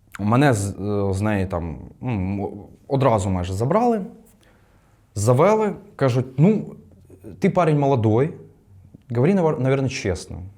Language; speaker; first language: Ukrainian; non-native, local second language; Russian